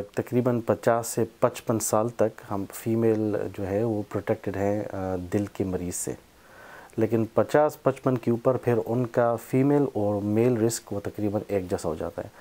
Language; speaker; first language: Urdu; non-native, local second language; Pashto